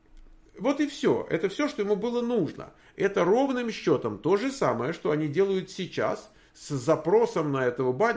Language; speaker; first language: Russian; native; Russian